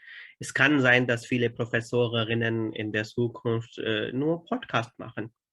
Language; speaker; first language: German; non-native, fluent; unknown